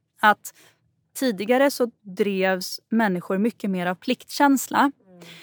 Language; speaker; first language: Swedish; native; Swedish